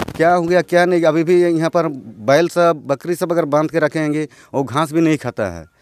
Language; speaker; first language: Hindi; native; Hindi